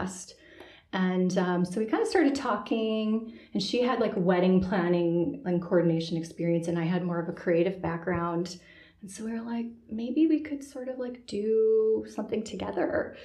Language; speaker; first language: English; native; English